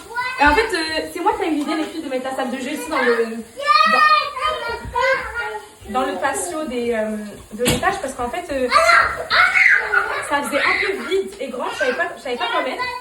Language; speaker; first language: French; native; French